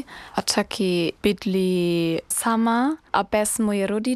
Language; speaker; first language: Czech; non-native, learner; German